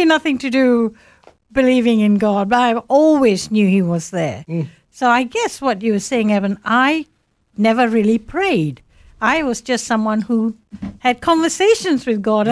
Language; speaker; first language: English; non-native, local second language; Malayalam